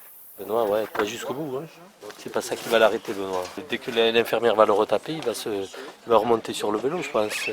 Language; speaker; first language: French; native; French